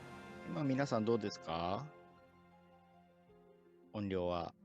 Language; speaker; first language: Japanese; native; Japanese